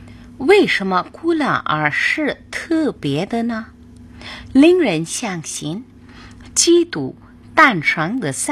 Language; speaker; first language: Chinese; non-native, fluent; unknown